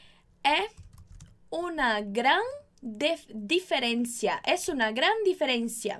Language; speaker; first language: Spanish; non-native, fluent; Portuguese